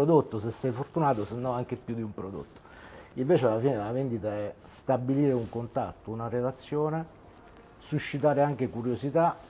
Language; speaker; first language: Italian; native; Italian